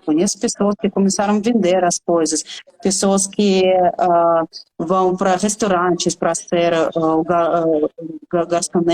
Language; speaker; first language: Portuguese; non-native, fluent; Russian